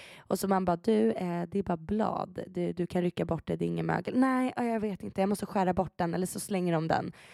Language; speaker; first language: Swedish; early bilingual, other home language; Persian